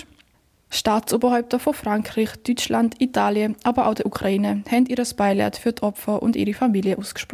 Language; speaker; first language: German; native; German